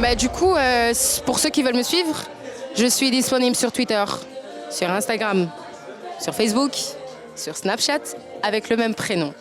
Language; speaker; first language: French; native; French